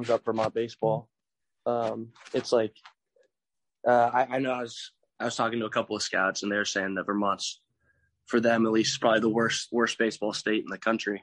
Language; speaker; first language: English; native; English